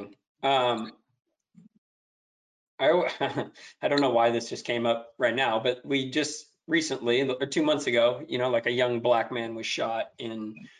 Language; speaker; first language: English; native; English